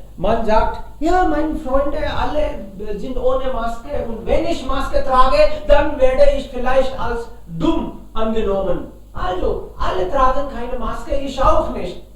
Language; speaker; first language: German; non-native, fluent; Hindi